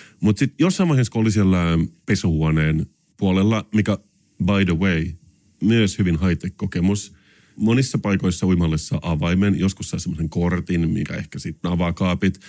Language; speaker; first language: Finnish; non-native, local second language; Swedish